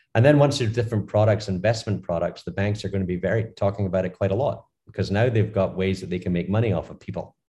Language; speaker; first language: English; native; English